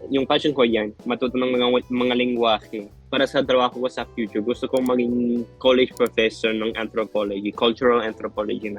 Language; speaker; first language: Filipino; non-native, fluent; Spanish